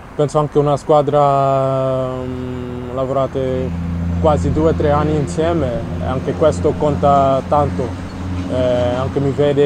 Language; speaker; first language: Italian; non-native, learner; Dutch